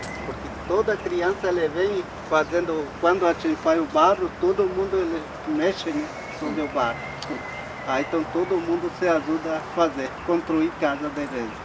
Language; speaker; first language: Portuguese; non-native, local second language; Guarani